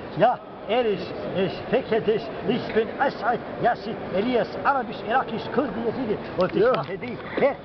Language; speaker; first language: German; non-native, learner; Kurdish